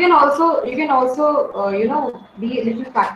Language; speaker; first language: English; non-native, fluent; Hindi